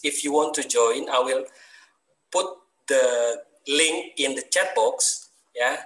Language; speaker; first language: English; non-native, learner; Indonesian